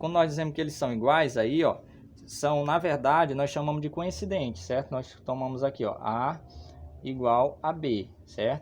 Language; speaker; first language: Portuguese; native; Portuguese